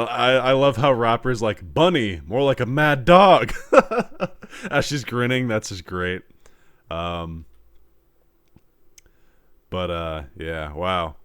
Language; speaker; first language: English; native; English